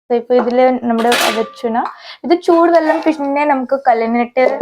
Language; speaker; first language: Malayalam; non-native, learner; Hindi